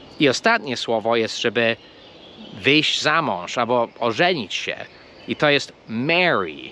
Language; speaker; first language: Polish; non-native, fluent; English